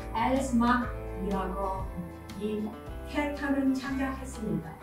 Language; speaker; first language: Korean; non-native, learner; Chinese